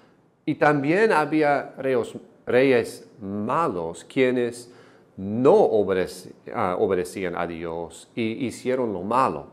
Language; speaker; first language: Spanish; non-native, fluent; English